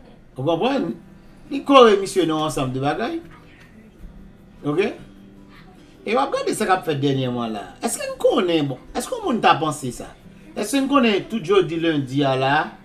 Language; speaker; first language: Haitian Creole; native; Haitian Creole